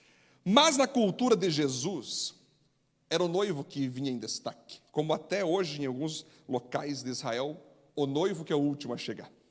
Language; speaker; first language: Portuguese; native; Portuguese